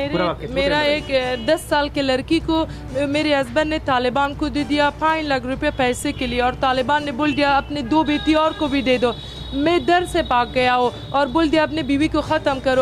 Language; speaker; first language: Hindi; non-native, learner; Persian